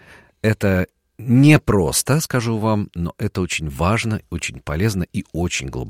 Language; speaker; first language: Russian; native; Russian